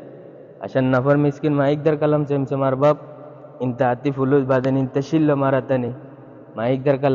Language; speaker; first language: Arabic; non-native, learner; Bangla